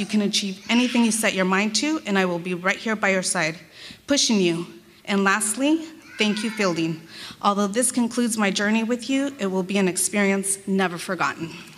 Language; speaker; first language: English; early bilingual, other home language; Spanish